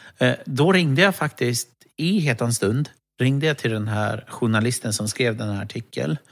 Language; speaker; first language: Swedish; early bilingual, other home language; Romany